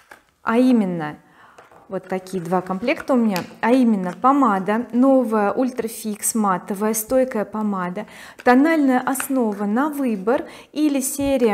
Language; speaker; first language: Russian; native; Russian